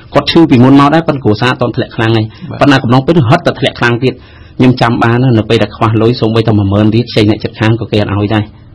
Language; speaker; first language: Khmer; native; Khmer